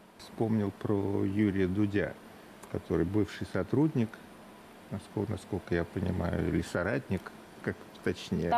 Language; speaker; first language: Russian; native; Russian